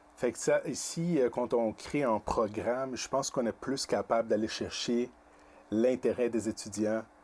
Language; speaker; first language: French; non-native, fluent; Portuguese